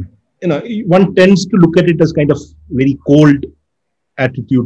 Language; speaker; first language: English; non-native, local second language; Malayalam